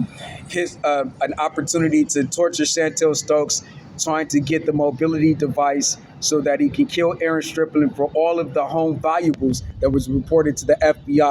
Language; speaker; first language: English; native; English